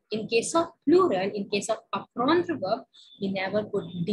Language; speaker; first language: English; non-native, local second language; Hindi